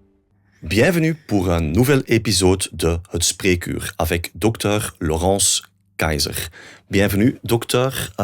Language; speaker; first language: French; non-native, local second language; Dutch